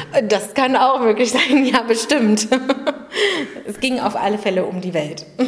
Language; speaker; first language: German; native; German